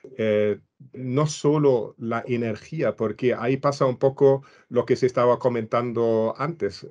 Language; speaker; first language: Spanish; non-native, fluent; German